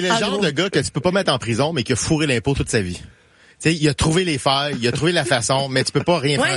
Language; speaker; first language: French; native; French